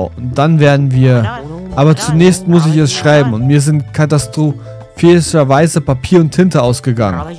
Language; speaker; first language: German; native; German